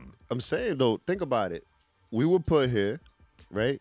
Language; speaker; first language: English; early bilingual, other home language; Spanish